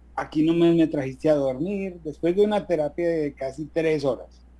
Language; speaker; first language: Spanish; native; Spanish